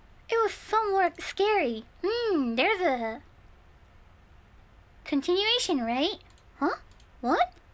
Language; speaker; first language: English; non-native, fluent; Japanese